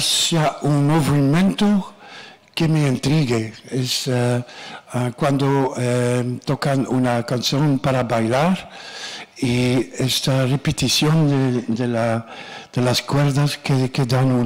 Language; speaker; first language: Spanish; non-native, learner; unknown